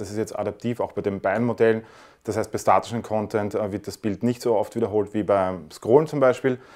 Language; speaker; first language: German; native; German